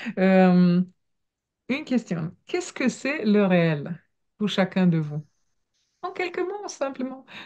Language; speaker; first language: French; non-native, fluent; Romanian